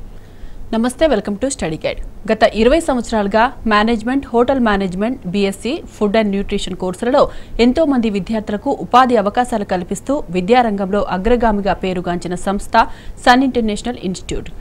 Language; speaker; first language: Telugu; native; Telugu